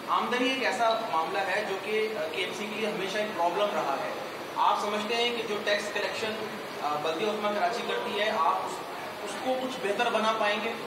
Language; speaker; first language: Urdu; native; Urdu